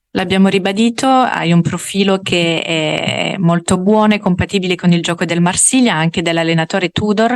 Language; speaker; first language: Italian; native; Italian